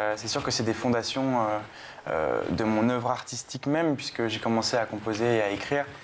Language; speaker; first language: French; native; French